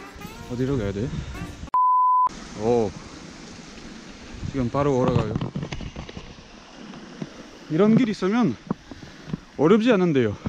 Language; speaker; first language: Korean; non-native, learner; French